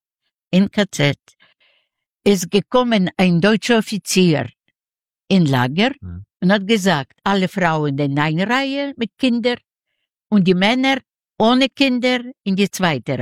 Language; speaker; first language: German; non-native, learner; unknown